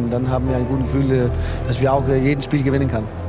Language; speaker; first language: German; non-native, learner; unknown